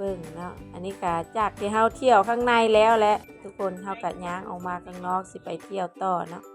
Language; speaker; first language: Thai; non-native, local second language; Lao